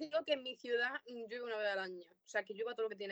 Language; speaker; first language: Spanish; native; Spanish